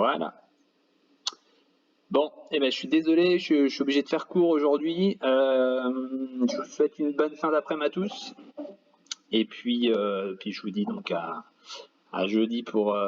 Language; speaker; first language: French; native; French